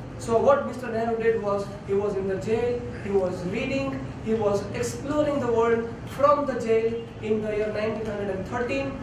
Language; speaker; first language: English; non-native, local second language; Gujarati